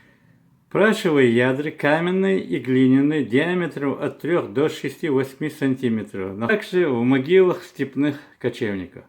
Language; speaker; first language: Russian; non-native, local second language; Chechen